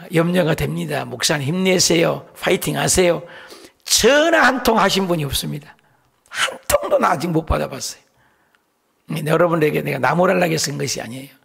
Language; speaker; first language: Korean; native; Korean